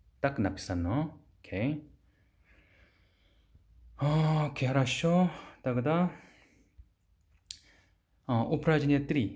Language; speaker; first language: Russian; non-native, learner; Korean